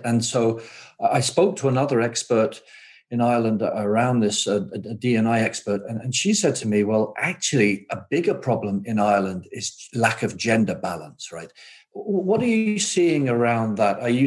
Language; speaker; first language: English; native; English